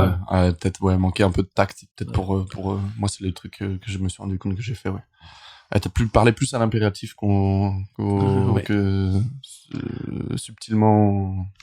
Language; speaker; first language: French; native; French